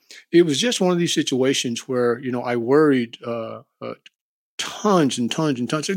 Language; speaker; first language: English; native; English